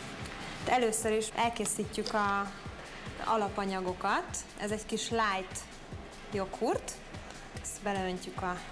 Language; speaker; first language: Hungarian; native; Hungarian